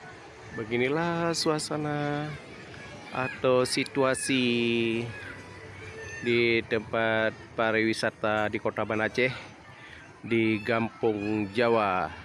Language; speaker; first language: Indonesian; non-native, local second language; Achinese